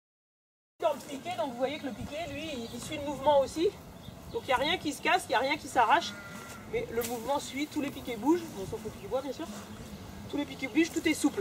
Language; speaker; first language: French; native; French